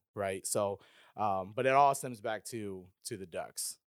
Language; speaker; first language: English; early bilingual, other home language; Filipino